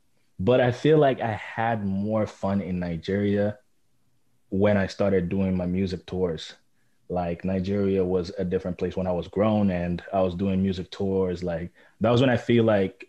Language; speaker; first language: English; non-native, local second language; Igbo